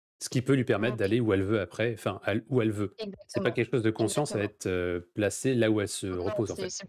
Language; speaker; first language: French; native; French